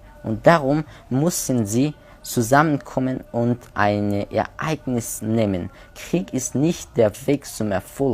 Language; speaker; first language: German; non-native, learner; Persian